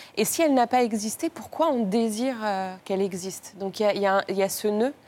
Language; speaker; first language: French; non-native, local second language; Arabic